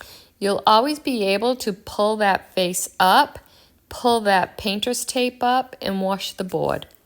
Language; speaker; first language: English; native; English